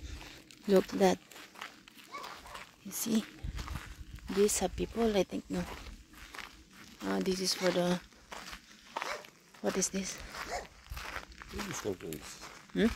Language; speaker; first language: English; non-native, learner; Filipino